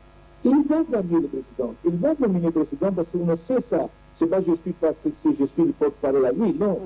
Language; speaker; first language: French; non-native, learner; Arabic